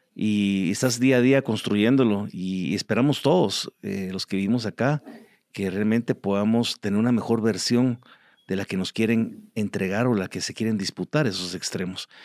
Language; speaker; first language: Spanish; native; Spanish